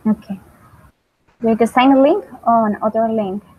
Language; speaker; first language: English; non-native, learner; Spanish